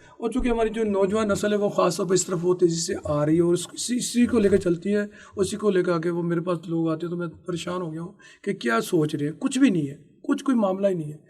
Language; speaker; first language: Urdu; non-native, local second language; Punjabi